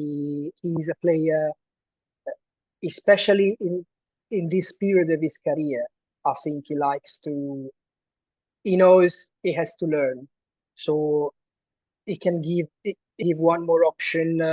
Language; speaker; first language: English; non-native, fluent; Italian